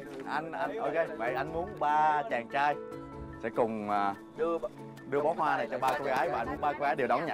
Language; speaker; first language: Vietnamese; native; Vietnamese